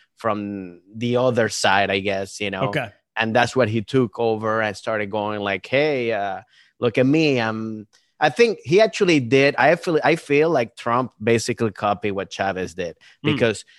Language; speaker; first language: English; early bilingual, other home language; Spanish